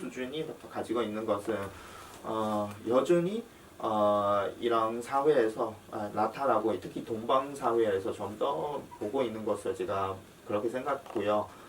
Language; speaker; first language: Korean; non-native, fluent; Chinese